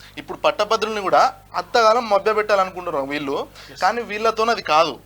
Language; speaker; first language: Telugu; non-native, local second language; Lambadi